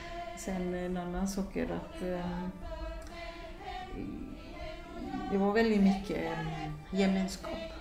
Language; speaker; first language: Swedish; non-native, learner; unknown